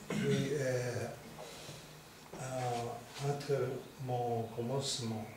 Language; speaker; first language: French; non-native, fluent; Portuguese